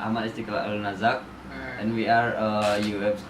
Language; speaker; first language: English; non-native, learner; Indonesian